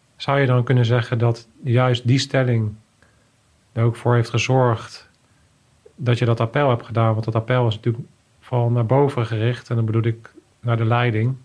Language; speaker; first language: Dutch; native; Dutch